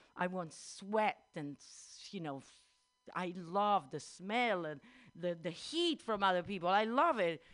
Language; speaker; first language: English; non-native, fluent; Italian